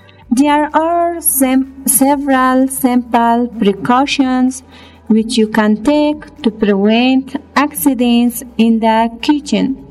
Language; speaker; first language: English; non-native, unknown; Persian